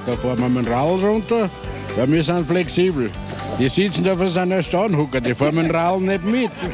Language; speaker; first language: German; native; German